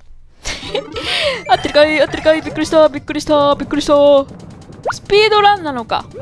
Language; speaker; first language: Japanese; native; Japanese